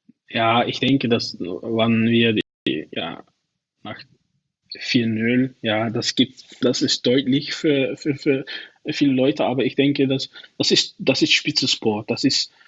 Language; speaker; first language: German; non-native, learner; Dutch